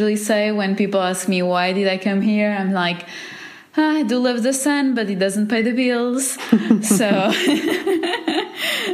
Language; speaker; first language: English; non-native, fluent; Portuguese